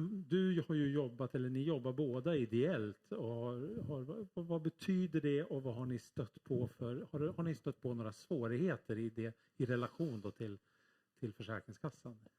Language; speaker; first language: Swedish; native; Swedish